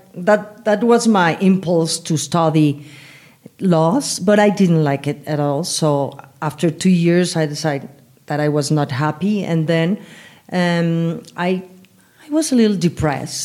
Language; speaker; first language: English; non-native, learner; Spanish